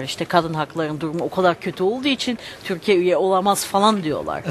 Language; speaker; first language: Turkish; early bilingual, heritage; Turkish